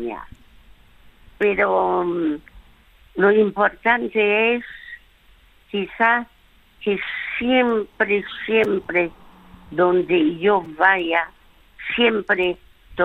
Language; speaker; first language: Spanish; early bilingual, other home language; French